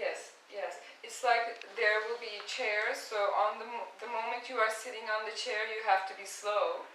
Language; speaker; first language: English; non-native, fluent; Turkish